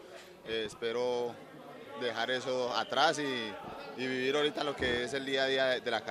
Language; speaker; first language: Spanish; native; Spanish